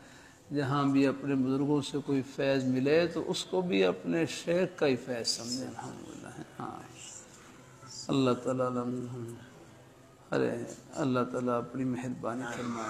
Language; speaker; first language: Urdu; native; Urdu